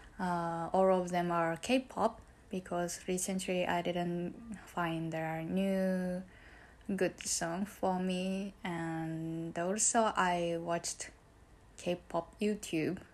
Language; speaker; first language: English; non-native, learner; Japanese